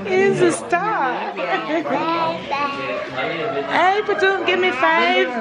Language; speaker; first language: English; non-native, fluent; French